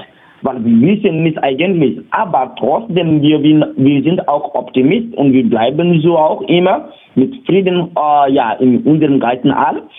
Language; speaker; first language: German; non-native, learner; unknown